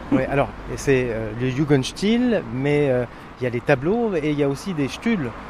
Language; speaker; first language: French; native; French